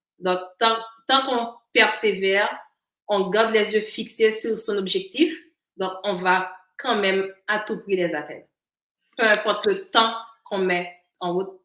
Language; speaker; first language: French; non-native, local second language; Haitian Creole